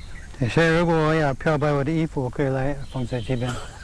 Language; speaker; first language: Chinese; non-native, fluent; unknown